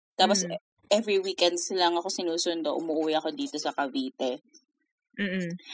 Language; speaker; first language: Filipino; native; Filipino